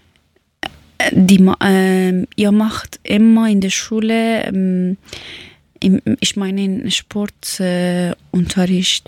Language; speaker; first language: German; non-native, learner; Persian